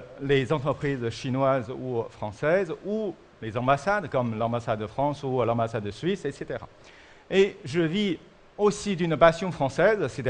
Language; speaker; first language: French; non-native, fluent; Chinese